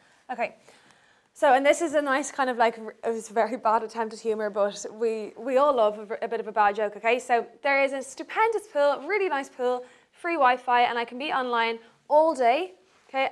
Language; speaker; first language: English; native; English